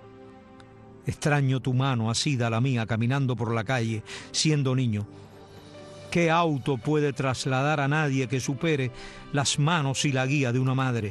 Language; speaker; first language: Spanish; native; Spanish